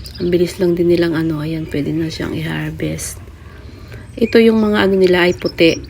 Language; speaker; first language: Filipino; native; Filipino